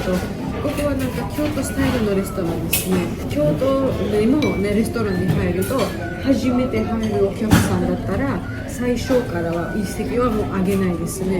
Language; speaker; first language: Japanese; non-native, fluent; Georgian